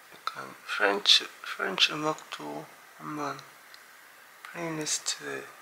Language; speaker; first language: Korean; early bilingual, heritage; Korean